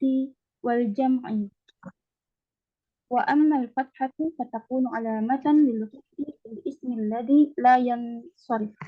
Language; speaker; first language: Arabic; non-native, learner; Indonesian